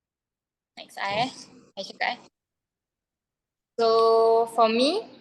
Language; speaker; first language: English; non-native, learner; Malay